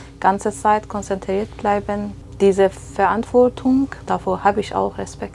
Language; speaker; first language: German; non-native, fluent; Persian